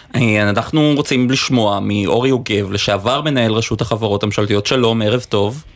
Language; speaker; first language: Hebrew; native; Hebrew